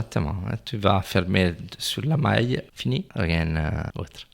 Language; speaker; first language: French; non-native, fluent; Italian